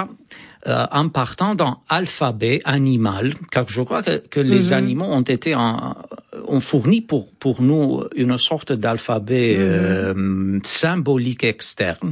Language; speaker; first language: French; non-native, fluent; Romanian